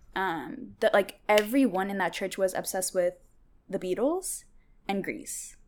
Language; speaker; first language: English; early bilingual, other home language; Tigrinya